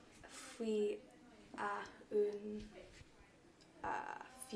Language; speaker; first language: Spanish; non-native, learner; English